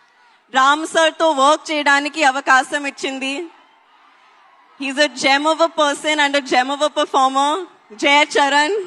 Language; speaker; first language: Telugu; non-native, learner; Hindi